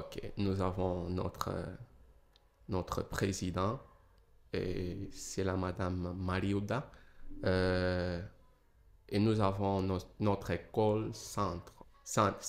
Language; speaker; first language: French; non-native, fluent; Portuguese